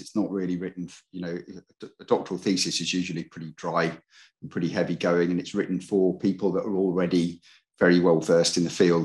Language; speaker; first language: English; native; English